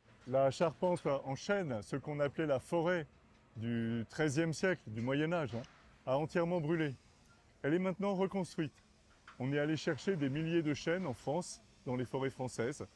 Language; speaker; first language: French; native; French